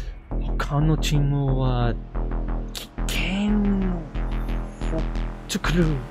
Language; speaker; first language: Japanese; non-native, learner; English